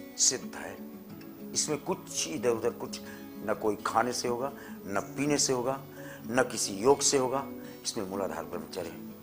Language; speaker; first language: Hindi; native; Hindi